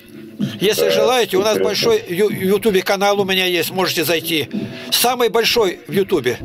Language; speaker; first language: Russian; native; Russian